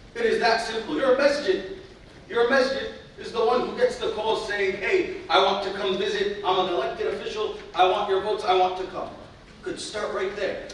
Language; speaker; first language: English; native; English